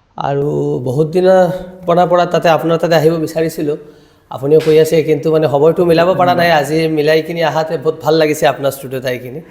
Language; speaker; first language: Assamese; non-native, local second language; Bangla